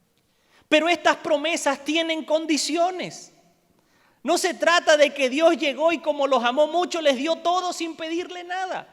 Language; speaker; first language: Spanish; native; Spanish